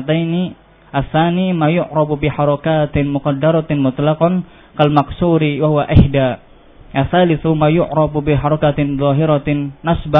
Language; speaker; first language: Arabic; non-native, fluent; Indonesian